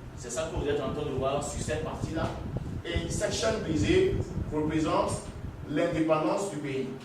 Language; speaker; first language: French; non-native, local second language; Ewe